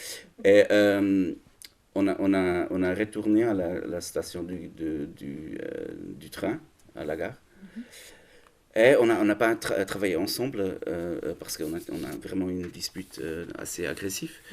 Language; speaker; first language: French; non-native, learner; German